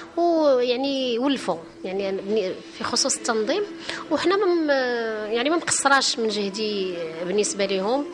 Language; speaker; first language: Arabic; native; Arabic